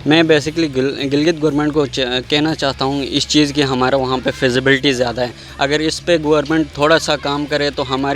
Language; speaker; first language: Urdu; non-native, local second language; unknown